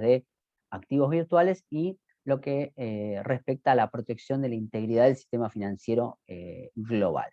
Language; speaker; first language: Spanish; native; Spanish